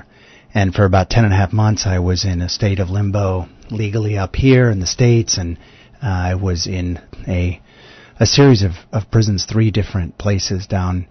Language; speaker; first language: English; native; English